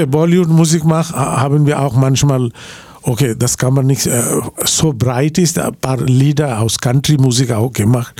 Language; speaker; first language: German; non-native, learner; Bangla